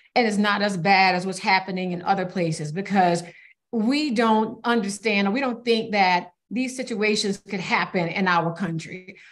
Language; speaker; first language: English; native; English